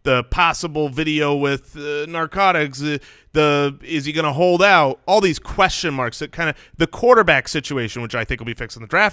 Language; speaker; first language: English; native; English